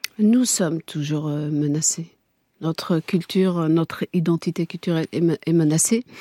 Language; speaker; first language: French; non-native, local second language; Kabyle